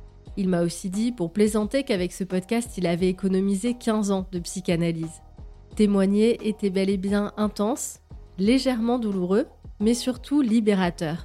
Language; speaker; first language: French; native; French